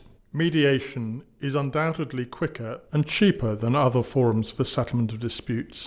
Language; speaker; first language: English; native; English